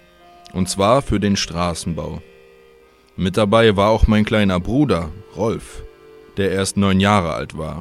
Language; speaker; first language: German; native; German